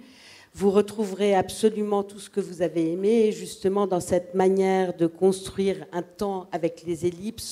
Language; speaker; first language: French; native; French